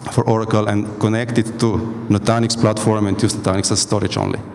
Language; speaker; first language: English; non-native, fluent; Slovenian